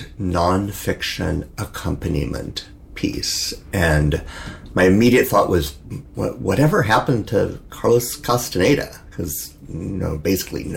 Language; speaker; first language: English; native; English